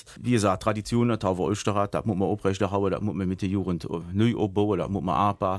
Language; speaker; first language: German; native; German